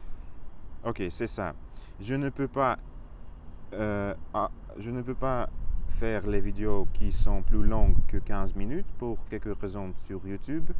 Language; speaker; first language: French; non-native, learner; Russian